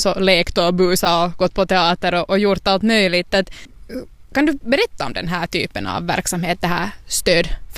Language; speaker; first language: Swedish; native; Swedish